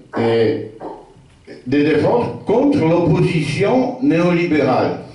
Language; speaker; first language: French; non-native, fluent; Polish